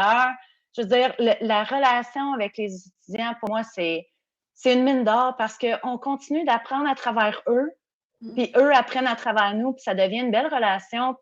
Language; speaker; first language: French; native; French